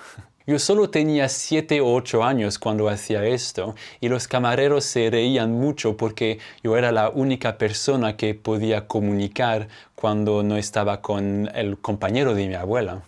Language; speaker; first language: Spanish; non-native, fluent; French